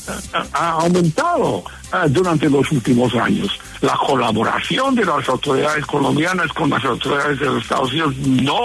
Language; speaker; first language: Spanish; non-native, fluent; English